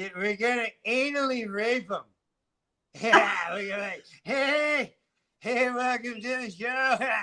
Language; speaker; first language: English; native; English